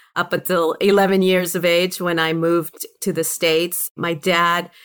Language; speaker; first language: English; early bilingual, other home language; Spanish